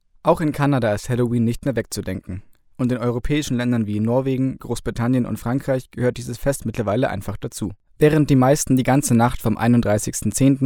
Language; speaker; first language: German; native; German